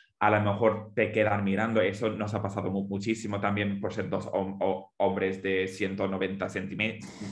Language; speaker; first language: Spanish; non-native, fluent; English